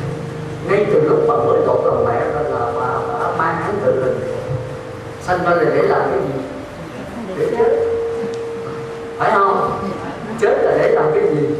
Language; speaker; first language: Vietnamese; native; Vietnamese